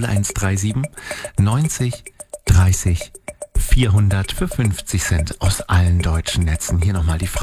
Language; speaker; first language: German; native; German